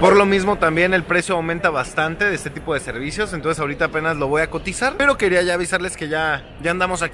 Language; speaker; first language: Spanish; native; Spanish